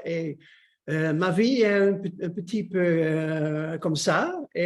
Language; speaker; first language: French; non-native, learner; Dutch